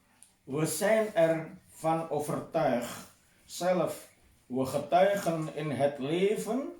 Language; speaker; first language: Dutch; non-native, fluent; Indonesian